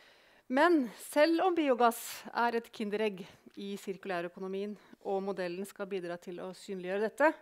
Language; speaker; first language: Norwegian; native; Norwegian